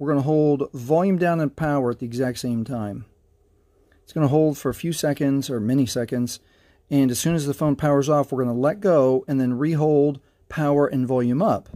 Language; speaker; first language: English; native; English